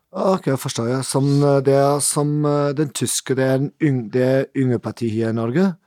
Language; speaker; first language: Norwegian; non-native, learner; German